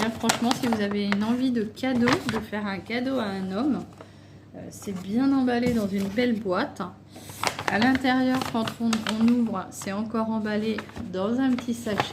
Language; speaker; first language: French; native; French